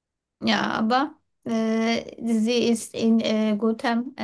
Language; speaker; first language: German; non-native, learner; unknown